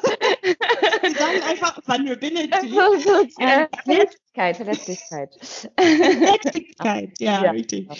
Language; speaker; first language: German; non-native, learner; English